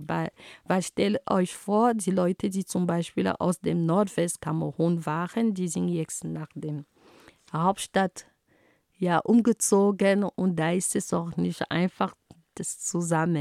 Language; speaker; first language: German; non-native, fluent; Ghomala